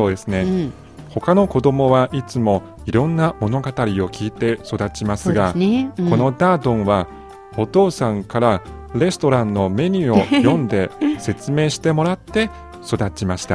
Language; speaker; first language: Japanese; non-native, fluent; Chinese